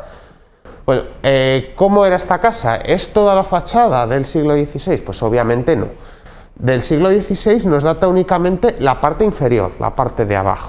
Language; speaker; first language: Spanish; native; Spanish